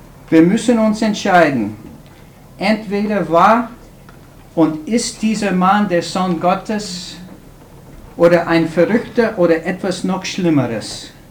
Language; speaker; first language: German; non-native, fluent; English